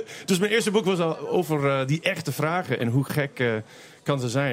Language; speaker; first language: Dutch; non-native, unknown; English